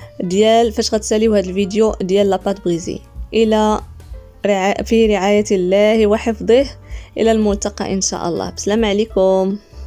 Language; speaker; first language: Arabic; native; Arabic